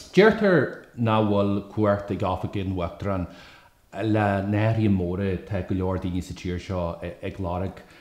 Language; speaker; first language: Irish; native; Irish